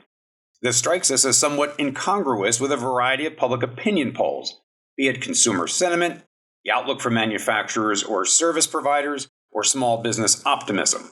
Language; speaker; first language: English; native; English